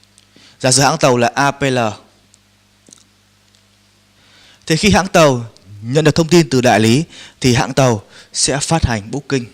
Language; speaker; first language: Vietnamese; native; Vietnamese